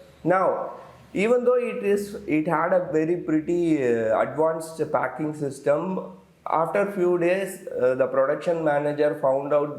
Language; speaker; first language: English; non-native, local second language; Tamil